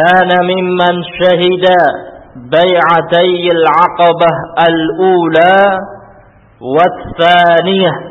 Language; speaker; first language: Arabic; non-native, fluent; Indonesian